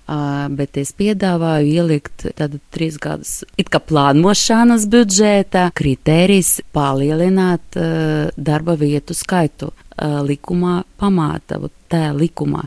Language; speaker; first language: Latvian; non-native, local second language; Russian